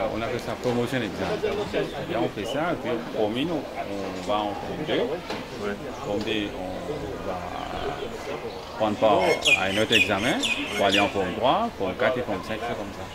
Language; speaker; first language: French; non-native, local second language; Morisyen